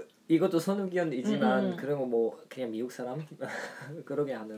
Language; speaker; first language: Korean; non-native, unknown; German